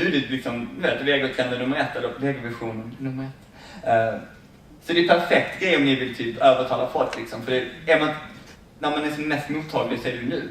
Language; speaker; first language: Swedish; native; Swedish